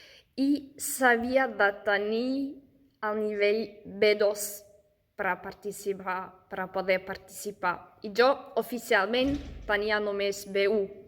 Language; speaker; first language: Catalan; non-native, fluent; German